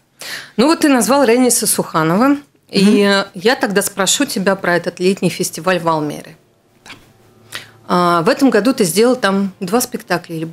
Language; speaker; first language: Russian; native; Russian